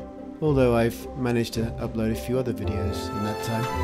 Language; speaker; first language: English; native; English